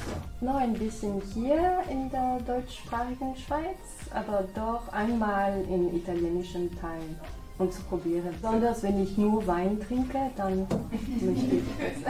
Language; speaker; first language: German; non-native, learner; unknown